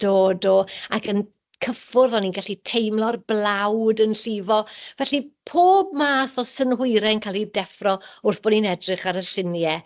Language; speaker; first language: Welsh; native; Welsh